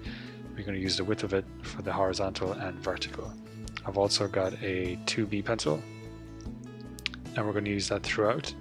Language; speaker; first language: English; native; English